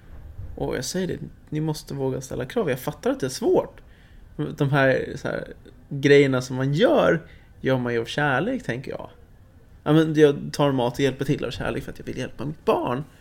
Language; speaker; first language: Swedish; native; Swedish